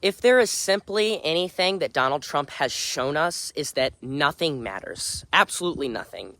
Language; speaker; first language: English; native; English